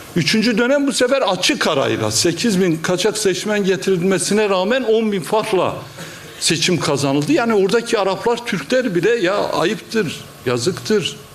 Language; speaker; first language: Turkish; non-native, local second language; Kurdish